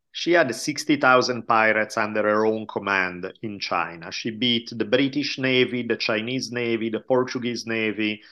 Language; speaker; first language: English; non-native, fluent; Italian